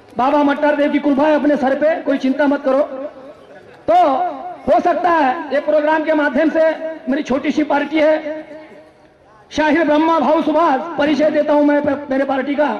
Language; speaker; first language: Hindi; non-native, local second language; Marathi